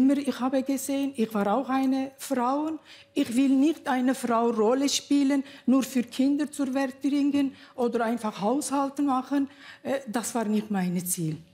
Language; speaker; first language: German; non-native, learner; Kurdish